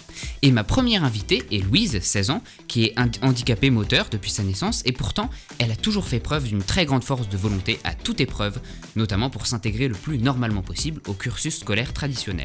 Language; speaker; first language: French; native; French